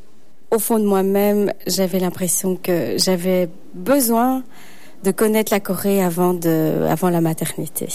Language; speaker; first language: French; native; French